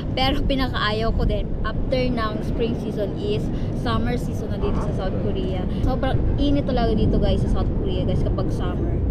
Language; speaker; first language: Filipino; native; Filipino